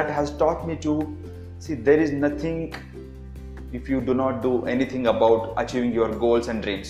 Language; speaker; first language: English; non-native, local second language; Marathi